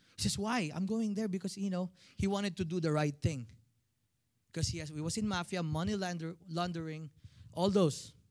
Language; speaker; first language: English; non-native, local second language; Filipino